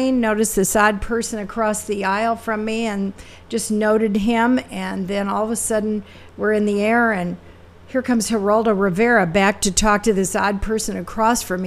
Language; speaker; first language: English; native; English